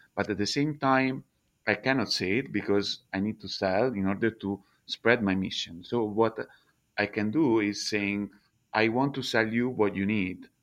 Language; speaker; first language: English; non-native, fluent; Italian